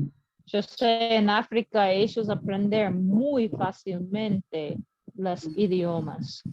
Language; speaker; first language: Spanish; non-native, learner; English